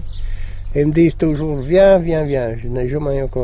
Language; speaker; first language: French; non-native, local second language; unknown